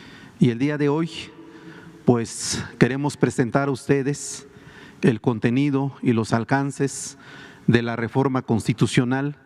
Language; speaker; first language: Spanish; non-native, local second language; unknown